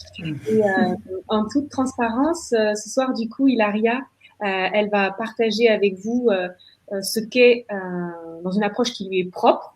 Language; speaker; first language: French; native; French